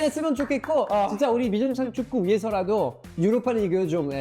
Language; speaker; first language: Korean; native; Korean